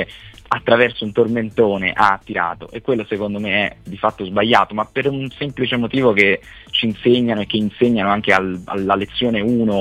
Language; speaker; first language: Italian; native; Italian